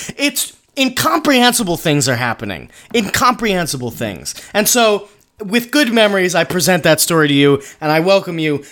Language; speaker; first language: English; native; English